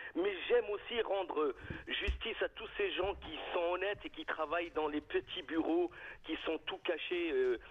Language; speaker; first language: French; native; French